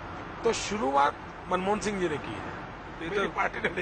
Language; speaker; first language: Hindi; non-native, local second language; Gujarati